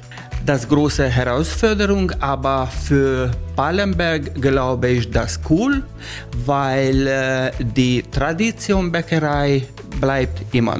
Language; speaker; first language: German; non-native, learner; Hungarian